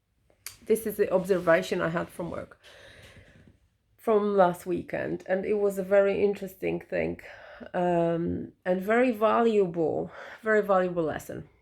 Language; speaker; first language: English; non-native, fluent; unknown